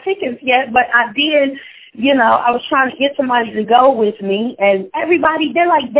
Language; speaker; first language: English; native; English